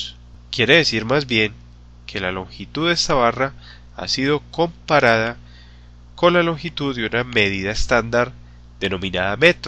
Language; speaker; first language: Spanish; native; Spanish